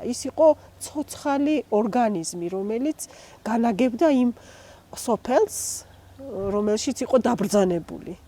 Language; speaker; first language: Georgian; non-native, local second language; Svan